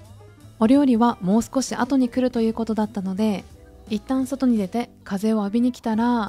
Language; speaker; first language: Japanese; native; Japanese